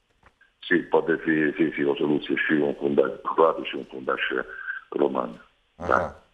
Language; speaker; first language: Romanian; non-native, fluent; Italian